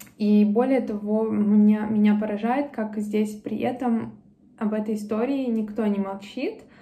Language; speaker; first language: Russian; native; Russian